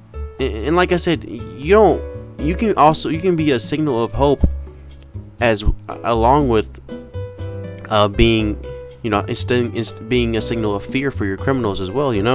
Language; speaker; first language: English; native; English